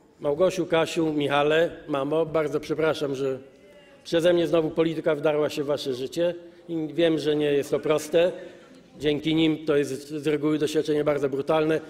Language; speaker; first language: Polish; native; Polish